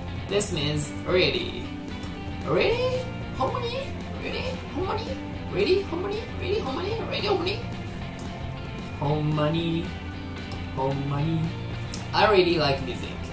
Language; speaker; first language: English; non-native, fluent; Japanese